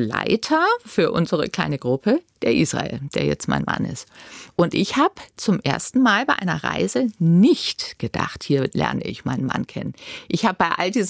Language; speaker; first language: German; native; German